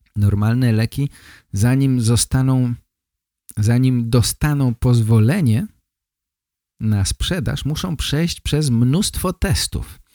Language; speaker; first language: Polish; native; Polish